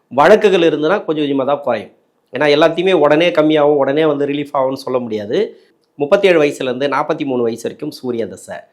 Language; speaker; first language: Tamil; native; Tamil